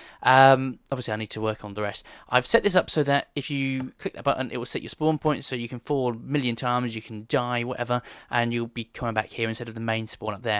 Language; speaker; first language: English; native; English